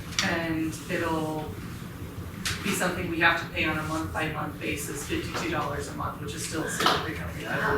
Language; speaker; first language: English; native; English